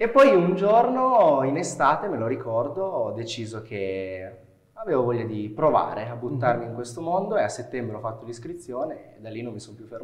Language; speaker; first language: Italian; native; Italian